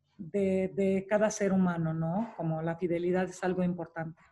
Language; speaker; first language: Spanish; non-native, fluent; Romanian